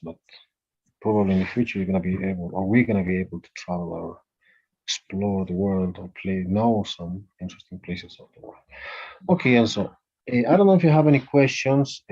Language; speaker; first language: English; non-native, fluent; Spanish